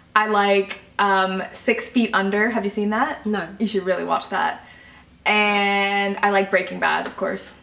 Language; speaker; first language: English; native; English